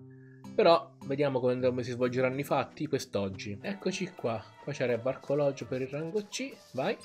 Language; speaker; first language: Italian; native; Italian